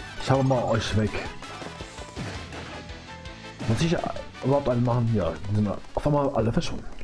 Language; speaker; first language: German; native; German